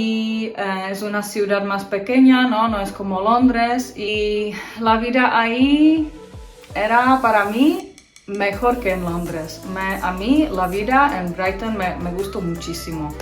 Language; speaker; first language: Spanish; non-native, fluent; Czech